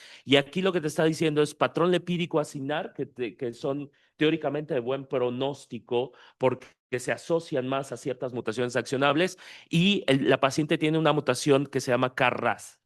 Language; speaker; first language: Spanish; native; Spanish